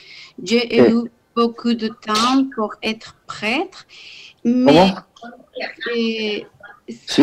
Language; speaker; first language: French; non-native, learner; Spanish